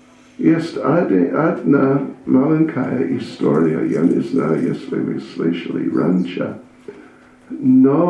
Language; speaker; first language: Russian; non-native, learner; English